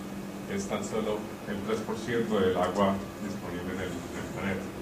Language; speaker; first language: Spanish; native; Spanish